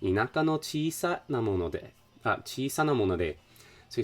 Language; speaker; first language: Japanese; non-native, learner; English